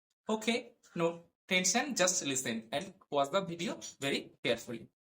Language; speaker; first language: English; non-native, local second language; Bangla